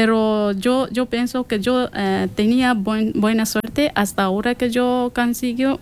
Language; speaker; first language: Spanish; non-native, learner; Persian